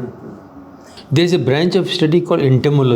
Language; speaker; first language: English; non-native, local second language; Hindi